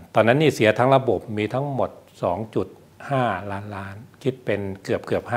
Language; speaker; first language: Thai; native; Thai